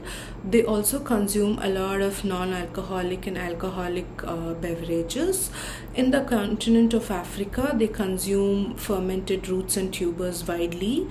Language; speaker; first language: English; non-native, local second language; Tamil